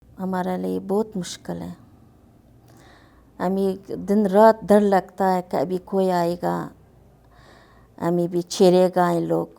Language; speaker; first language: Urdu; non-native, learner; Uyghur